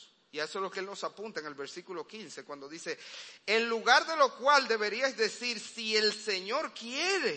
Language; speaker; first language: Spanish; native; Spanish